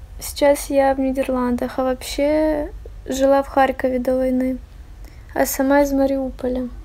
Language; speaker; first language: Russian; native; Russian